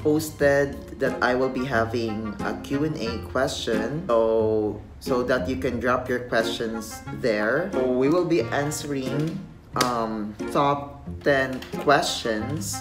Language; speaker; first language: English; non-native, local second language; Filipino